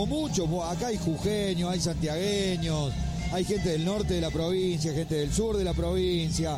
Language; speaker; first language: Spanish; native; Spanish